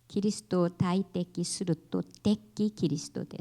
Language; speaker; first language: Japanese; non-native, learner; Korean